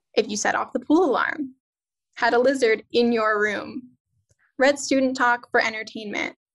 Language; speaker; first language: English; native; English